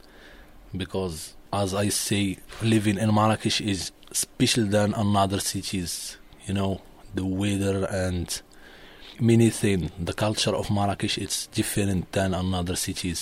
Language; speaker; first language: English; non-native, learner; Arabic